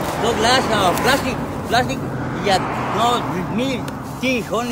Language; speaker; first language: English; non-native, learner; Spanish